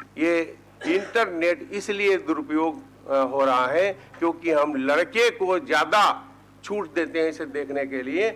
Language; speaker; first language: Hindi; native; Hindi